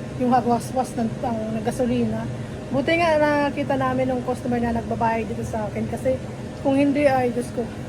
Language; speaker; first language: Filipino; non-native, local second language; Bikol